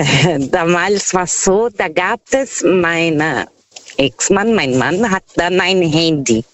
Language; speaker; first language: German; non-native, learner; Portuguese